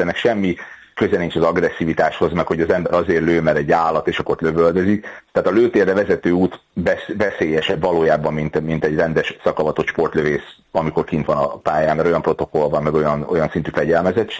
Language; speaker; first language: Hungarian; native; Hungarian